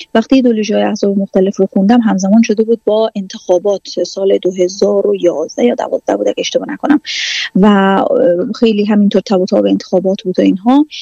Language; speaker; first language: Persian; native; Persian